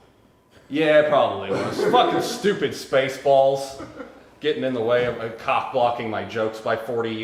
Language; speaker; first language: English; native; English